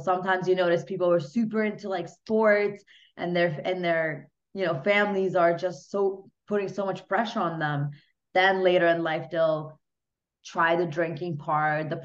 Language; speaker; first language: English; non-native, fluent; Hungarian